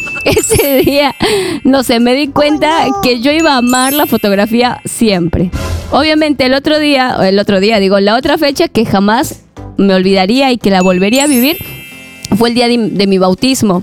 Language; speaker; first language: Spanish; native; Spanish